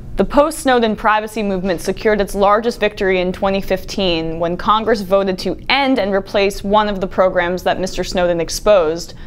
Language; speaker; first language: English; native; English